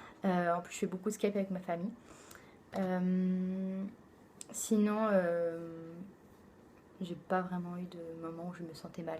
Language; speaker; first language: French; native; French